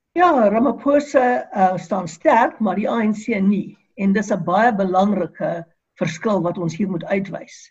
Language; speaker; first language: Afrikaans; non-native, local second language; English